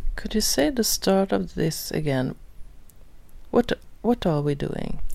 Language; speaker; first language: English; non-native, fluent; Swedish